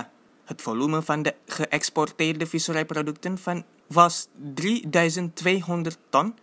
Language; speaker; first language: Dutch; non-native, fluent; Indonesian